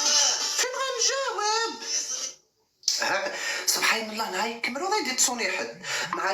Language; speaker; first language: Arabic; native; Arabic